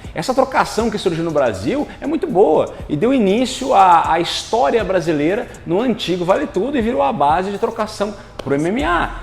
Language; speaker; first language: Portuguese; native; Portuguese